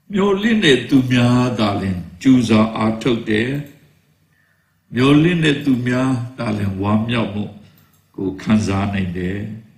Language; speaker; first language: Burmese; non-native, local second language; Kachin